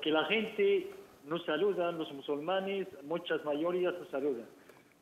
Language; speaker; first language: Spanish; non-native, learner; Arabic